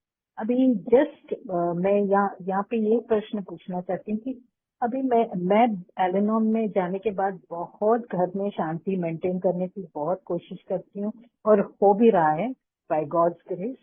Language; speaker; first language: Hindi; non-native, local second language; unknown